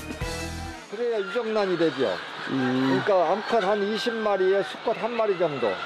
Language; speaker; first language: Korean; native; Korean